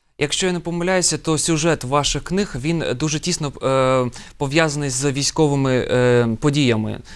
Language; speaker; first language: Ukrainian; native; Ukrainian